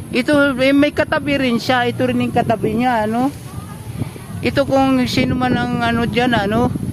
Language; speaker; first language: Filipino; non-native, local second language; Cebuano